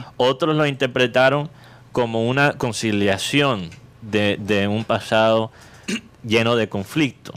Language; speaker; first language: Spanish; native; Spanish